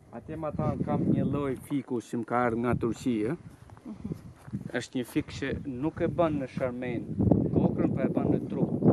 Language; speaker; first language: Albanian; native; Albanian